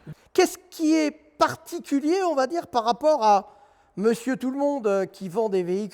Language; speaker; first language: French; native; French